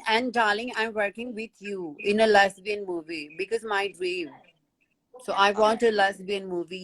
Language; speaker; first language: English; non-native, learner; Hindi